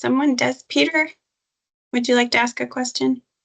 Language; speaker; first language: English; native; English